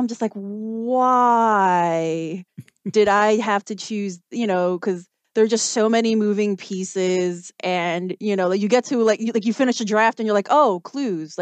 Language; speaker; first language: English; native; English